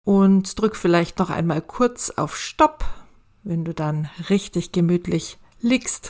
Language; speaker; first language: German; native; German